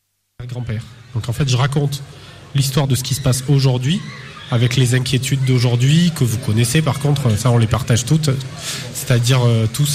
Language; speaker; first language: French; native; French